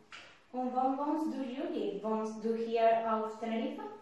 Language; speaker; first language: German; non-native, learner; Spanish